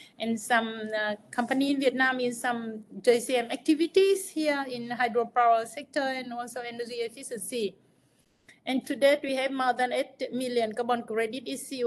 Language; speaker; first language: English; non-native, fluent; Vietnamese